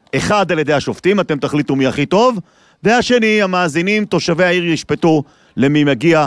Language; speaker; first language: Hebrew; native; Hebrew